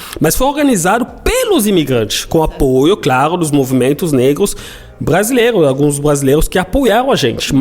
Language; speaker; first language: Portuguese; non-native, fluent; Lingala